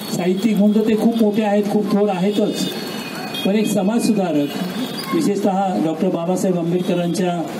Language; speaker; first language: Marathi; native; Marathi